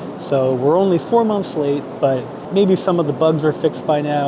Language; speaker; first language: English; native; English